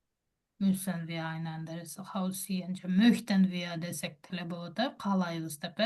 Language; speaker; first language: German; non-native, fluent; Kyrgyz